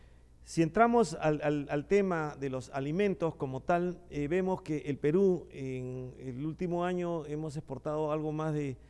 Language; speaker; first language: Spanish; native; Spanish